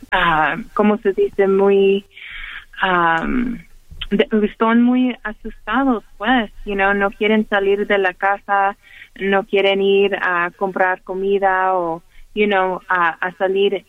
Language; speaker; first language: Spanish; early bilingual, heritage; Spanish